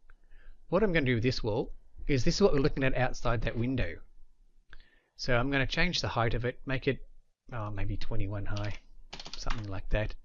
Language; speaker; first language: English; native; English